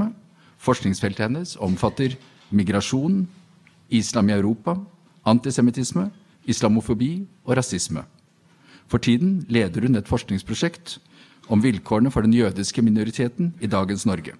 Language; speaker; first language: Norwegian; native; Norwegian